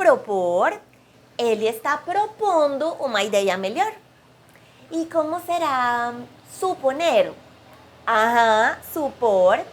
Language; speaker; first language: Portuguese; non-native, fluent; Spanish